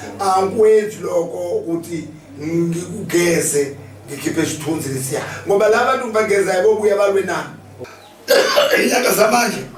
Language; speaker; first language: Zulu; non-native, local second language; Northern Sotho